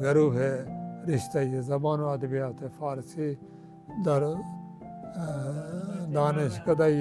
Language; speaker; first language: Persian; non-native, fluent; Urdu